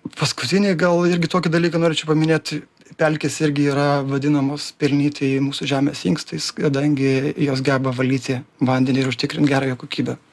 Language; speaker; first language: Lithuanian; native; Lithuanian